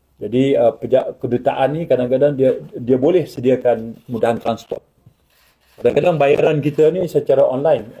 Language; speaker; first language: Malay; native; Malay